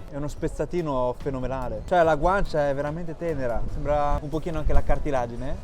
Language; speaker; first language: Italian; early bilingual, other home language; Chinese